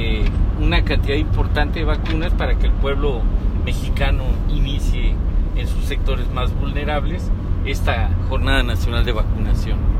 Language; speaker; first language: Spanish; native; Spanish